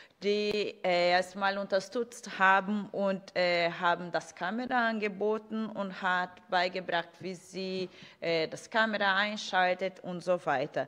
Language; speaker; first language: German; non-native, fluent; Portuguese